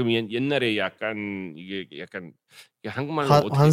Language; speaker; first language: Korean; early bilingual, heritage; English